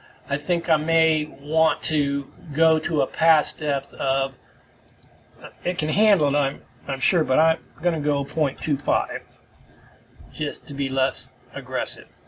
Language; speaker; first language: English; native; English